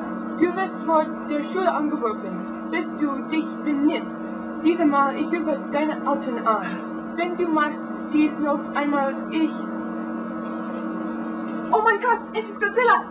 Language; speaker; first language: German; non-native, learner; English